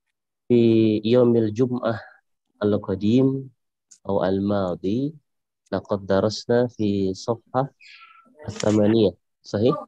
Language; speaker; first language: Arabic; non-native, fluent; Indonesian